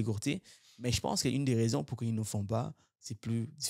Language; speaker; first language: French; native; French